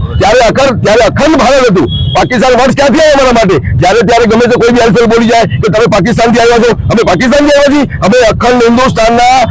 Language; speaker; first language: Gujarati; non-native, local second language; Sindhi